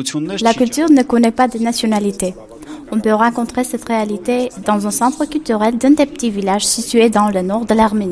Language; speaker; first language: French; non-native, fluent; Armenian